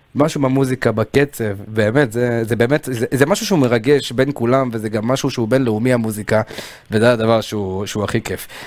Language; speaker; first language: Hebrew; native; Hebrew